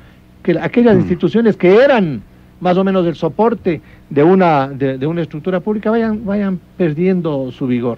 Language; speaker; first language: Spanish; native; Spanish